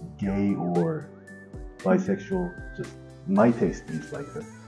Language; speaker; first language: English; non-native, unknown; Korean